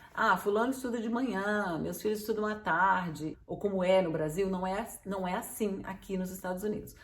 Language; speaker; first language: Portuguese; native; Portuguese